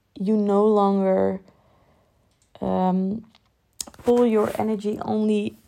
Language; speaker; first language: English; non-native, fluent; Dutch